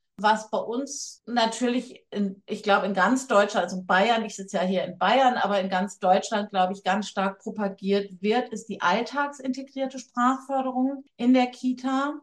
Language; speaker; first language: German; native; German